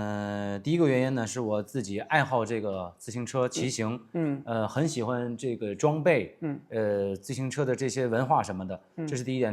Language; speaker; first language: Chinese; native; Chinese